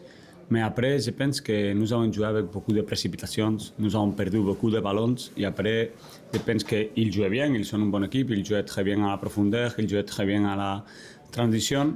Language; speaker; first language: French; non-native, learner; Spanish